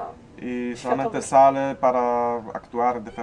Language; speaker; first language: Spanish; non-native, learner; Polish